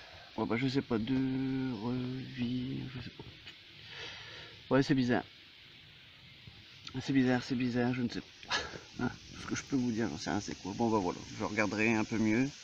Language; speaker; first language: French; native; French